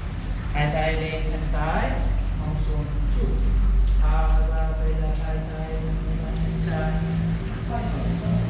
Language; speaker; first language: Vietnamese; non-native, fluent; Hindi